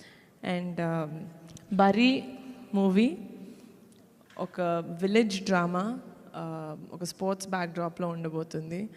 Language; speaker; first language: Telugu; native; Telugu